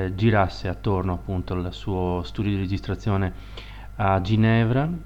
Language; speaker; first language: Italian; native; Italian